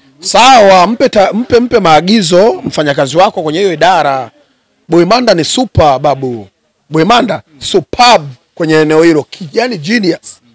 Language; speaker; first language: Swahili; native; Swahili